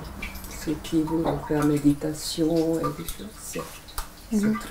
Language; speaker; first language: French; non-native, fluent; Japanese